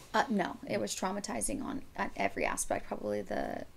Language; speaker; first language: English; native; English